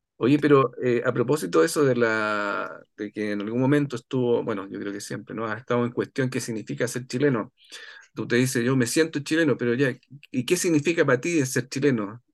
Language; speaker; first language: Spanish; native; Spanish